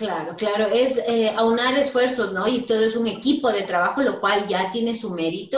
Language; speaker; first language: Spanish; native; Spanish